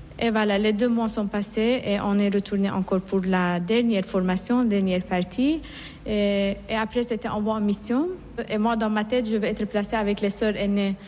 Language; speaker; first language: French; non-native, fluent; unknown